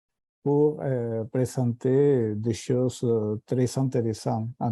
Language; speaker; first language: French; non-native, fluent; Spanish